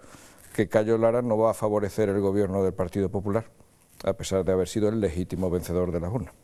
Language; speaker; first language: Spanish; native; Spanish